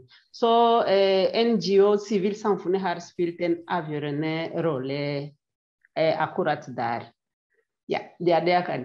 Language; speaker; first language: Swedish; non-native, fluent; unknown